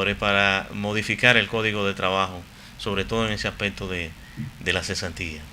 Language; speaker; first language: Spanish; native; Spanish